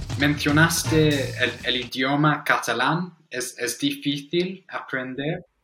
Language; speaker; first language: Spanish; non-native, fluent; English